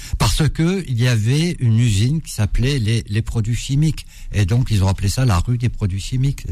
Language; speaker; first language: French; early bilingual, other home language; Arabic